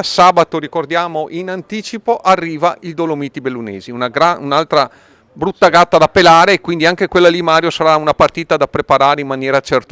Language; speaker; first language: Italian; native; Italian